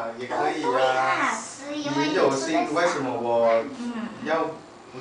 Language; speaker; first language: Chinese; non-native, learner; Thai